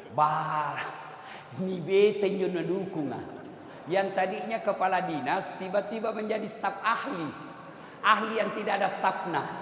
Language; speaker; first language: Indonesian; non-native, local second language; Buginese